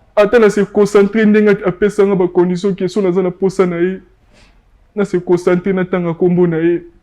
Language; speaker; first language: Lingala; non-native, local second language; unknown